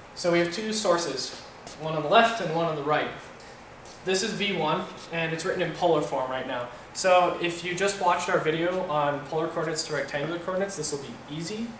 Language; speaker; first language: English; native; English